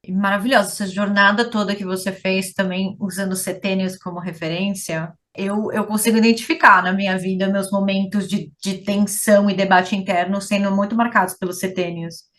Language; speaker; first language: Portuguese; native; Portuguese